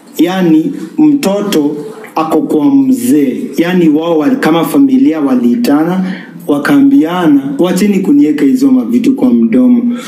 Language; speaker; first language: Swahili; native; Swahili